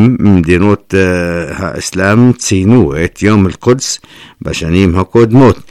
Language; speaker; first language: Hebrew; non-native, fluent; Persian